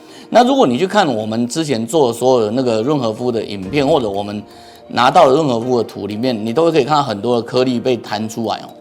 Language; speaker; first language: Chinese; native; Chinese